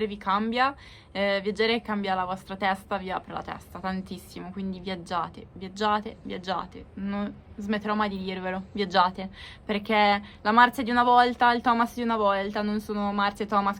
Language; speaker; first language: Italian; native; Italian